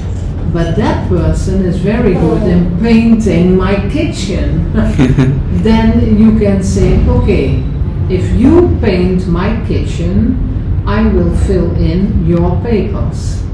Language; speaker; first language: English; non-native, fluent; Dutch